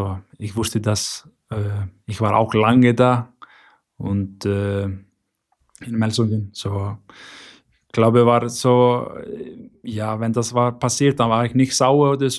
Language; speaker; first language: German; non-native, learner; Icelandic